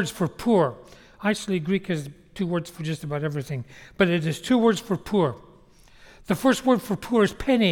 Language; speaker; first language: English; native; English